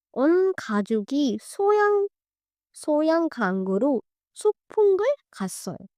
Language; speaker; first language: Korean; non-native, learner; Hindi